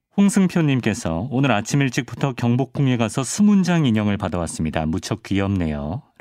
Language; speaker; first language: Korean; native; Korean